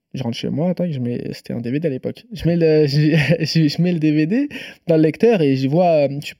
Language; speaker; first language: French; native; French